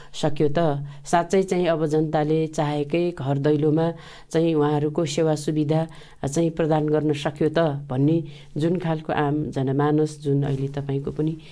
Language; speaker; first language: Nepali; native; Nepali